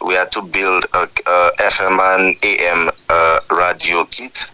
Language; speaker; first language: English; native; English